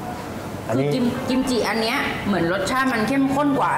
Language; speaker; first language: Thai; native; Thai